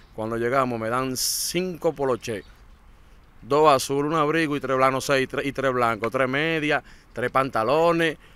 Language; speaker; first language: Spanish; native; Spanish